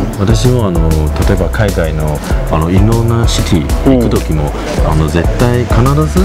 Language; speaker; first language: Japanese; non-native, fluent; Chinese